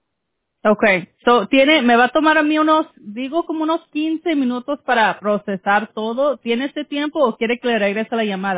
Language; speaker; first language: Spanish; early bilingual, heritage; Spanish